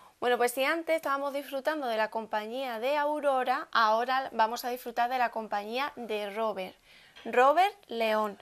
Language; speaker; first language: Spanish; native; Spanish